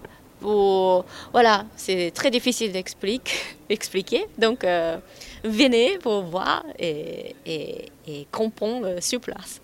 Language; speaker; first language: French; non-native, learner; Japanese